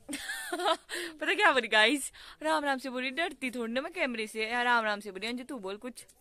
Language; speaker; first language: Hindi; non-native, local second language; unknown